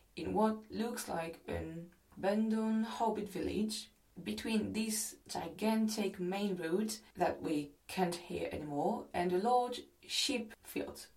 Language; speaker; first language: English; non-native, fluent; French